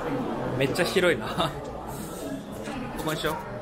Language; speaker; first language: Japanese; native; Japanese